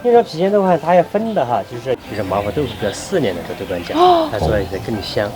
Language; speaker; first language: Chinese; native; Chinese